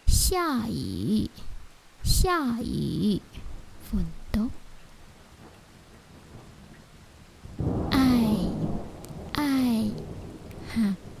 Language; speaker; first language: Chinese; non-native, fluent; Lao